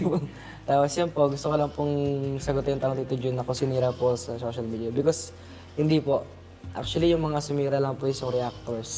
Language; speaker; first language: Filipino; native; Filipino